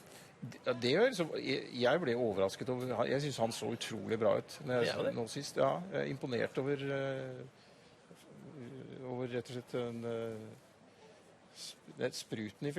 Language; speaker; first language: Norwegian; native; Norwegian